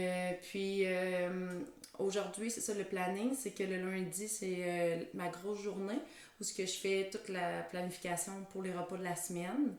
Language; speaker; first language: French; native; French